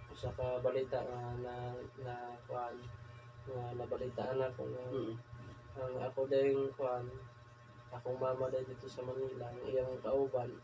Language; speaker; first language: Cebuano; non-native, local second language; Waray